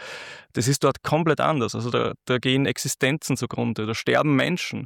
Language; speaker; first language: German; native; German